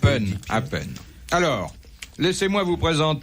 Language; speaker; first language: French; native; French